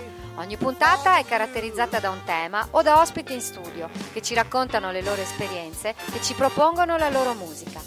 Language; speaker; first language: Italian; native; Italian